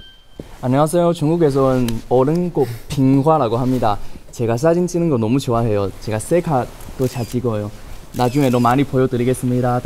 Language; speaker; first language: Korean; non-native, learner; Chinese